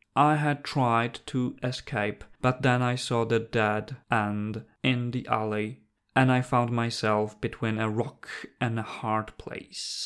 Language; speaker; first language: English; non-native, fluent; Polish